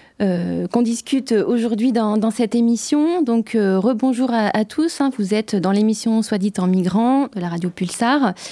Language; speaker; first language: French; native; French